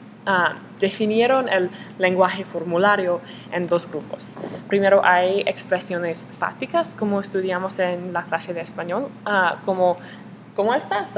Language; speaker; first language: Spanish; non-native, learner; English